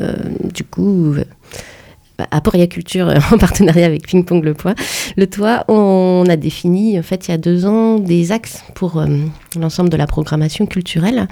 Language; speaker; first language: French; native; French